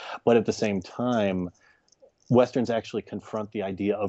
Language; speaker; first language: English; native; English